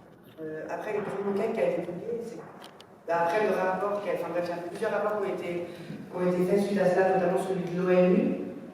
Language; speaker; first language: French; native; French